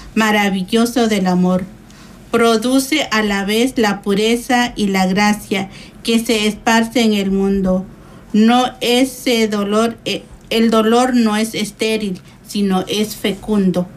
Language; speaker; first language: Spanish; native; Spanish